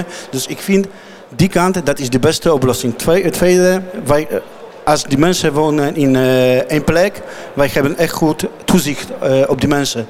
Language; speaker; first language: Dutch; non-native, learner; Polish